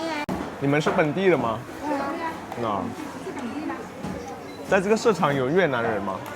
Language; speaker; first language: Chinese; non-native, fluent; Indonesian